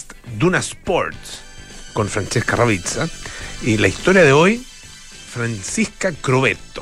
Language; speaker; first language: Spanish; native; Spanish